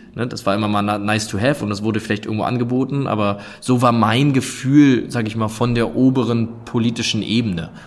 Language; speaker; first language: German; native; German